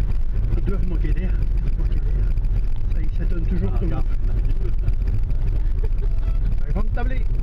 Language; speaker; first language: French; native; French